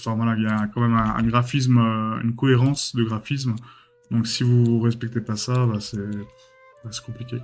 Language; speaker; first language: French; native; French